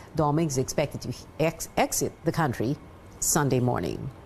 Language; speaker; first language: English; non-native, local second language; Filipino